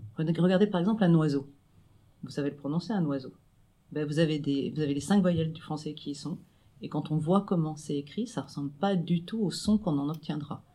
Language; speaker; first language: French; native; French